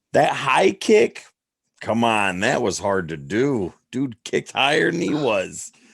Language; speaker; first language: English; native; English